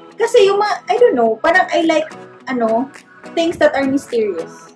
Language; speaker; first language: English; non-native, local second language; Cebuano